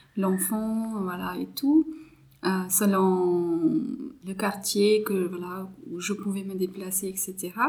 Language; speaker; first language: French; non-native, fluent; Marathi